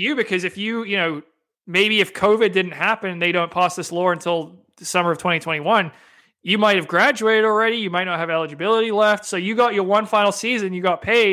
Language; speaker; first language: English; native; English